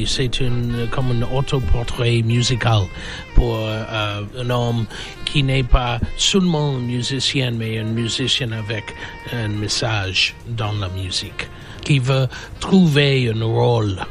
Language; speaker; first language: French; non-native, fluent; English